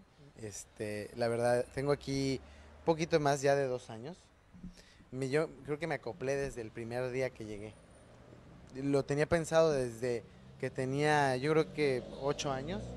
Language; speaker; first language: Spanish; native; Spanish